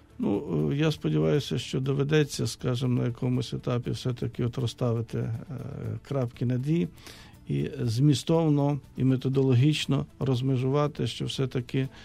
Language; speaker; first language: Ukrainian; native; Ukrainian